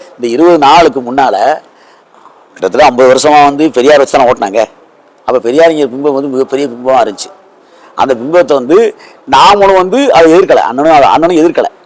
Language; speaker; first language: Tamil; native; Tamil